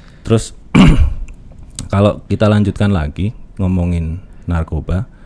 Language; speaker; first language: Indonesian; native; Indonesian